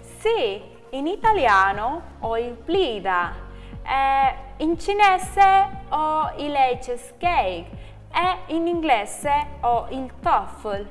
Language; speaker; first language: Italian; non-native, learner; Spanish